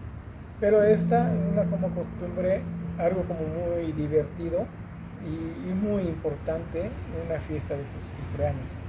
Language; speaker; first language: Spanish; non-native, learner; Japanese